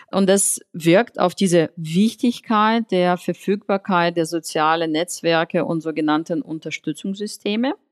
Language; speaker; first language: German; non-native, fluent; Russian